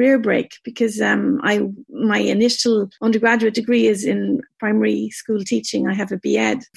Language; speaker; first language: English; native; English